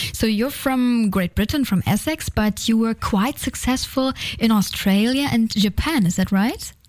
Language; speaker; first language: English; non-native, fluent; German